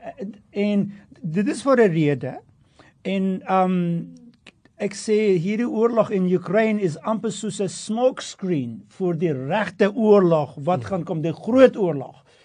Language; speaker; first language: Afrikaans; non-native, fluent; Turkish